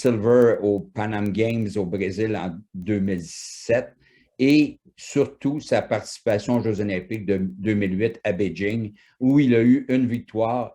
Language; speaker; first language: French; native; French